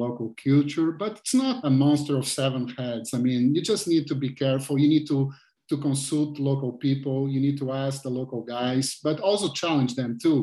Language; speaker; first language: English; non-native, fluent; Portuguese